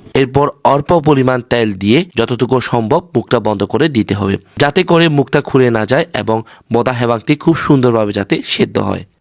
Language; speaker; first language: Bangla; non-native, local second language; Chakma